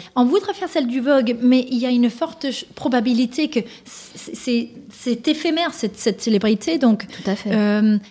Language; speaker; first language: French; non-native, fluent; Danish